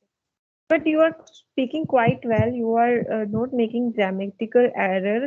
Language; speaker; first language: English; non-native, fluent; Hindi